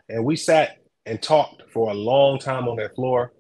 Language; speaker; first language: English; native; English